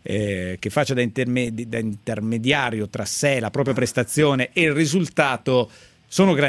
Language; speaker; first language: Italian; native; Italian